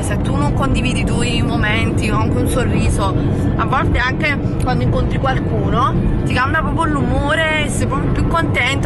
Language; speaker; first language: Italian; native; Italian